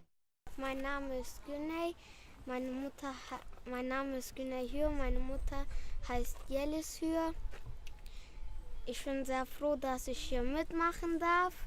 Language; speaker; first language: German; early bilingual, other home language; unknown